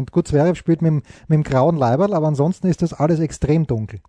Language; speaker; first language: German; native; German